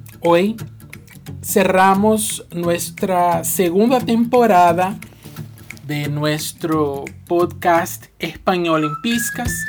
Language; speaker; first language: Spanish; non-native, fluent; Portuguese